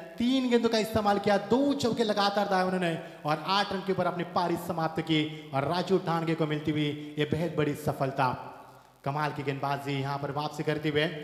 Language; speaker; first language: Hindi; non-native, local second language; Marathi